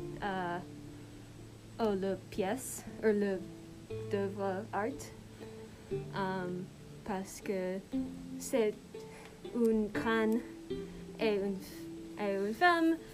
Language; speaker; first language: French; non-native, learner; English